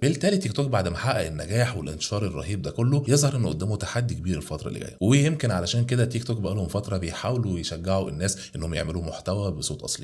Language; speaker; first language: Arabic; native; Arabic